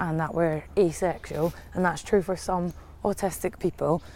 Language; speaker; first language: English; native; English